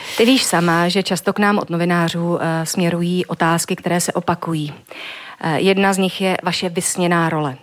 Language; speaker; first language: Czech; native; Czech